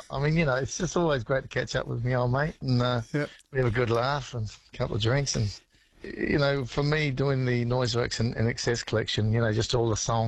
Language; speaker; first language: English; native; English